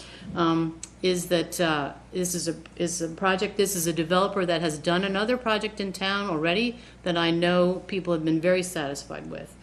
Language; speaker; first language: English; native; English